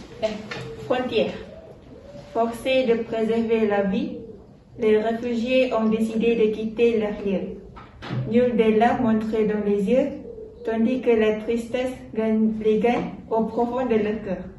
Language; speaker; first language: French; non-native, learner; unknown